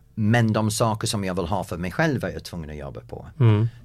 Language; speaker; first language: Swedish; non-native, fluent; English